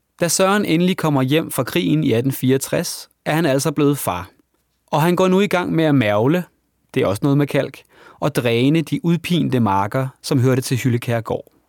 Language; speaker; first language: Danish; native; Danish